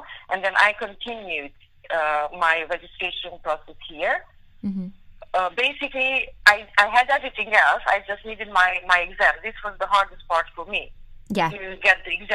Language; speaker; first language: English; non-native, fluent; Hungarian